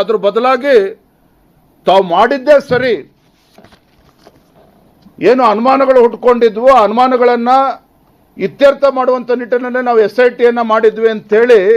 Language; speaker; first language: Kannada; native; Kannada